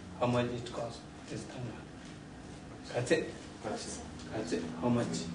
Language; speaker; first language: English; non-native, learner; Tibetan